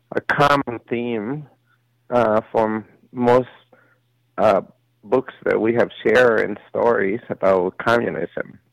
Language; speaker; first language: English; early bilingual, other home language; Spanish